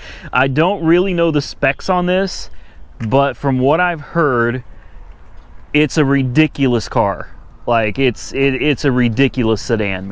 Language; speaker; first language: English; native; English